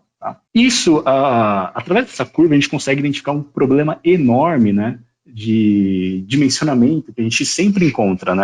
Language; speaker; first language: Portuguese; native; Portuguese